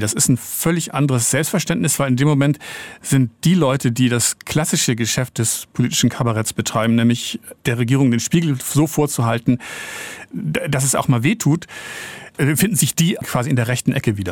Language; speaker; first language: German; native; German